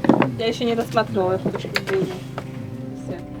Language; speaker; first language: Russian; non-native, local second language; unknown